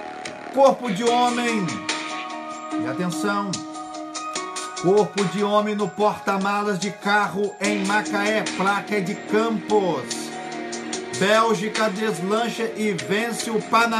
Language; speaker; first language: Portuguese; native; Portuguese